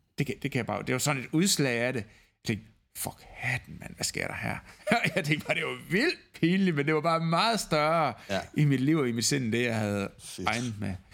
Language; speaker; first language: Danish; native; Danish